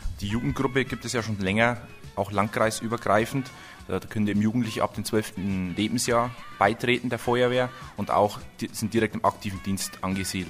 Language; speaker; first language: German; native; German